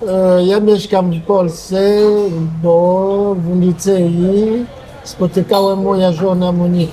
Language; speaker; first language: Polish; non-native, learner; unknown